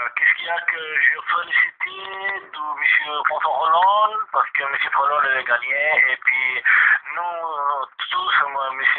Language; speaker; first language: French; non-native, learner; Hindi